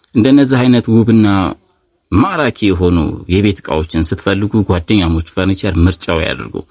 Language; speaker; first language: Amharic; native; Amharic